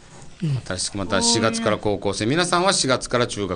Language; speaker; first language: Japanese; native; Japanese